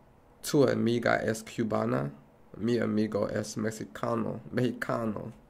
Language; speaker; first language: Spanish; non-native, learner; English